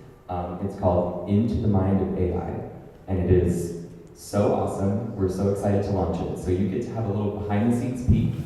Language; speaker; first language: English; native; English